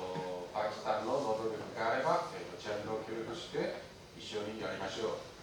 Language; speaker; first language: Japanese; non-native, learner; Chinese